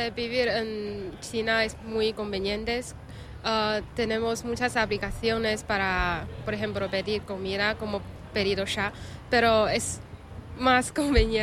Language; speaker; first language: Spanish; non-native, learner; Chinese